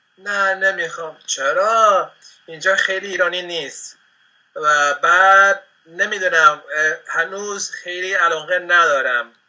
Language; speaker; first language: Persian; non-native, fluent; Spanish